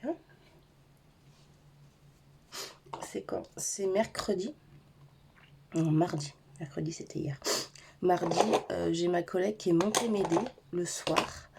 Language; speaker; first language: French; native; French